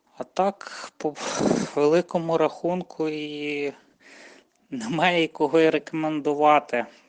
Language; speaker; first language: Ukrainian; native; Ukrainian